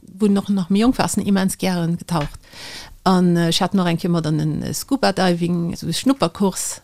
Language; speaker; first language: Luxembourgish; native; Luxembourgish